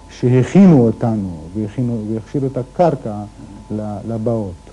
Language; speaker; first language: Hebrew; early bilingual, other home language; Arabic